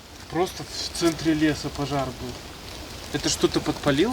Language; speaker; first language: Russian; native; Russian